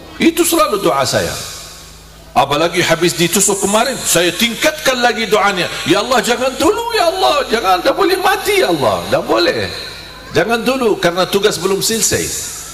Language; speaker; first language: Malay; non-native, fluent; Arabic